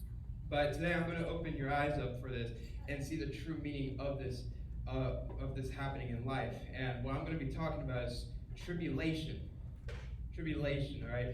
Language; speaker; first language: English; native; English